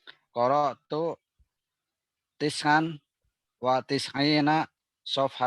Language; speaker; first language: Arabic; non-native, learner; Indonesian